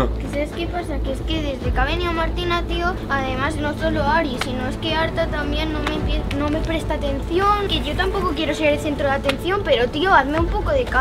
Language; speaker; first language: Spanish; native; Spanish